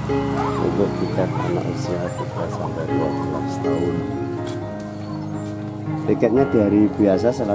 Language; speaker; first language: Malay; non-native, local second language; Javanese